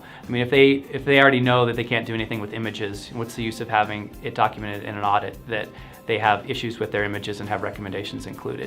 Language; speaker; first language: English; native; English